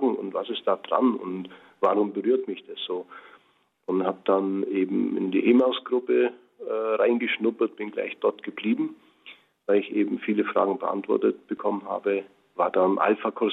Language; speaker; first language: German; native; German